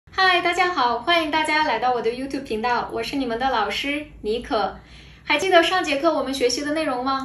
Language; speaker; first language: Chinese; non-native, fluent; Kazakh